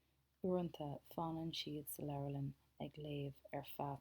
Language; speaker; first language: Irish; non-native, local second language; English